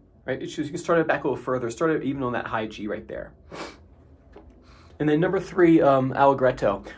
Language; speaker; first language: English; native; English